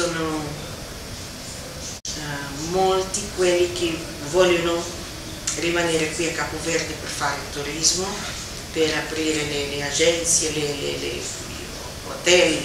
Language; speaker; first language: Italian; non-native, fluent; Kabuverdianu